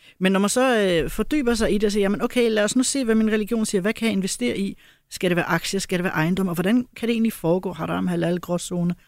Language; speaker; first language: Danish; early bilingual, other home language; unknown